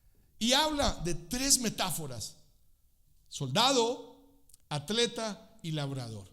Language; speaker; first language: Spanish; native; Spanish